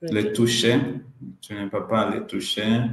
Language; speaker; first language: French; non-native, learner; Swahili